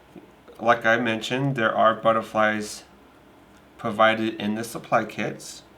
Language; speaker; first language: English; native; English